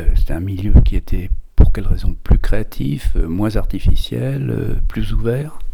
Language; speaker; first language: French; native; French